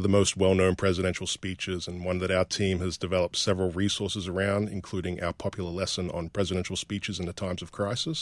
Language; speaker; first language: English; native; English